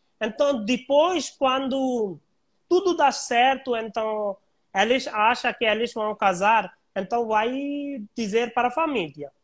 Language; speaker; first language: Portuguese; non-native, learner; Hindi